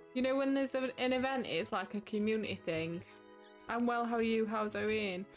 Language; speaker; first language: English; native; English